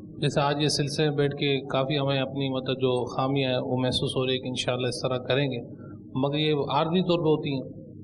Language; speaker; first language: Urdu; native; Urdu